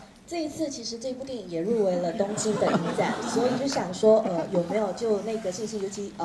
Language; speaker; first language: Chinese; native; Chinese